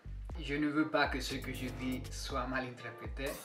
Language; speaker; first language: French; non-native, fluent; Spanish